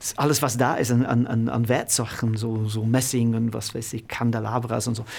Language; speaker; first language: German; non-native, fluent; English